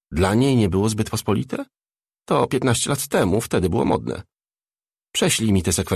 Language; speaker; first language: Polish; native; Polish